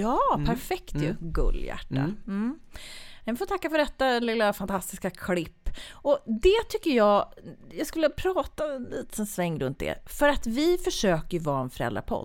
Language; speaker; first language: Swedish; native; Swedish